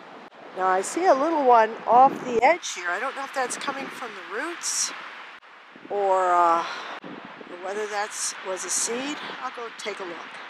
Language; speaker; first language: English; native; English